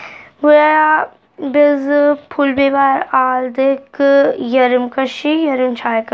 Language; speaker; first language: Turkish; non-native, learner; Urdu